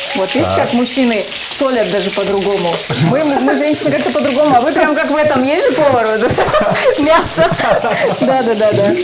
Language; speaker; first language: Russian; non-native, local second language; Uyghur